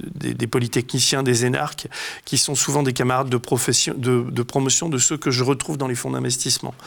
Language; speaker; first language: French; native; French